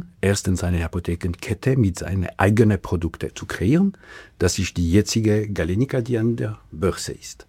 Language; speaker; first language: German; non-native, local second language; French